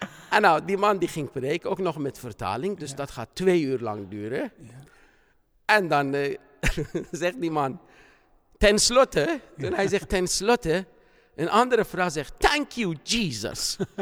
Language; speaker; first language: Dutch; non-native, fluent; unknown